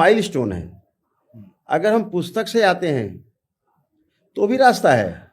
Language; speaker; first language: Hindi; native; Hindi